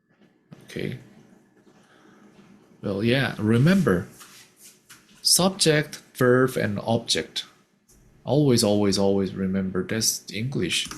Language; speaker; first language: English; non-native, fluent; Korean